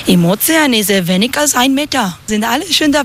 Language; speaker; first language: German; non-native, learner; Spanish